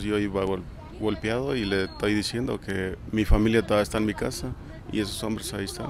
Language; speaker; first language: Spanish; native; Spanish